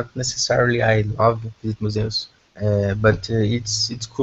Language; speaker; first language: English; non-native, learner; Portuguese